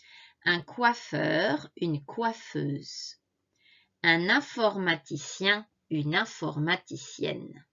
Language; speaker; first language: French; non-native, fluent; Japanese